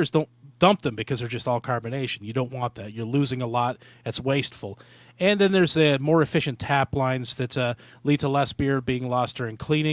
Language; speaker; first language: English; native; English